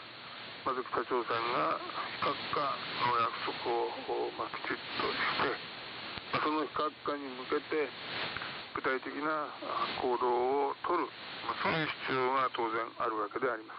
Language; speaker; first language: Japanese; native; Japanese